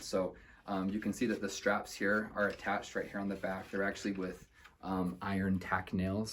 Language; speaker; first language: English; native; English